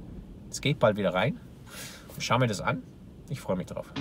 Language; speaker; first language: German; non-native, fluent; English